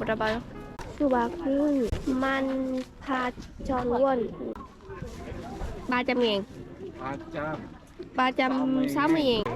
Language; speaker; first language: Korean; non-native, learner; Vietnamese